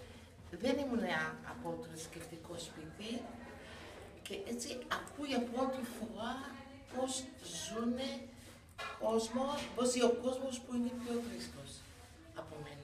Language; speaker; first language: Greek; non-native, fluent; Hebrew